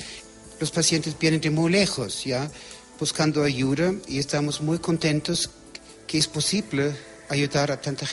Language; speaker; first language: Spanish; non-native, fluent; German